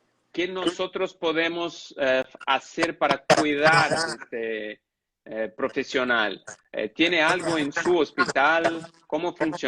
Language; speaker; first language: Spanish; non-native, fluent; Portuguese